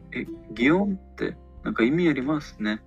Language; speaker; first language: Japanese; non-native, learner; Ukrainian